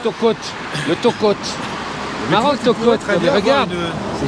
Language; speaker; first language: French; native; French